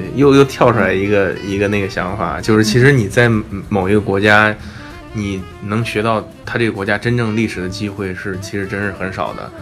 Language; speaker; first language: Chinese; native; Chinese